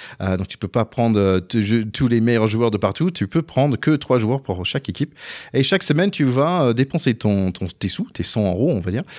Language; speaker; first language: French; non-native, fluent; English